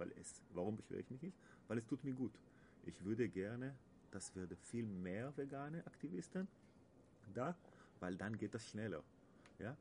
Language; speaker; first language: German; non-native, learner; Hebrew